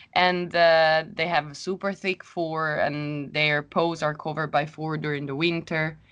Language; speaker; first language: English; non-native, fluent; Italian